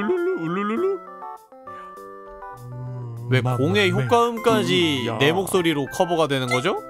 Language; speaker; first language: Korean; native; Korean